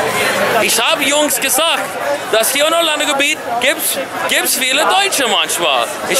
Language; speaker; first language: German; non-native, learner; English